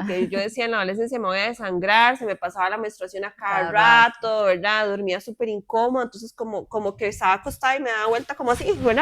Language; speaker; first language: Spanish; native; Spanish